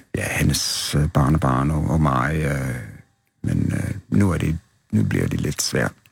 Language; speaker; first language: Danish; non-native, fluent; English